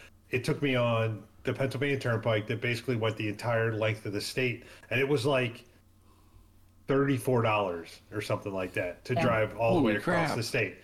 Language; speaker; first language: English; native; English